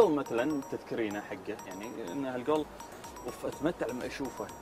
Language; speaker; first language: Arabic; native; Arabic